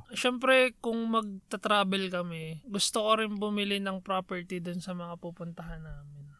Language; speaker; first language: Filipino; native; Filipino